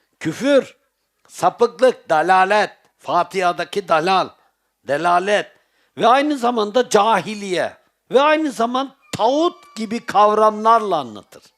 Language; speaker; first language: Turkish; native; Turkish